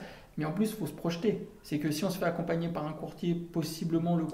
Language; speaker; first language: French; native; French